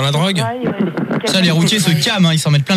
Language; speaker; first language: French; native; French